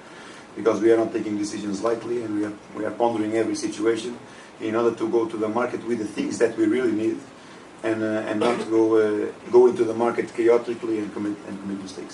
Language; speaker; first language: English; non-native, fluent; Portuguese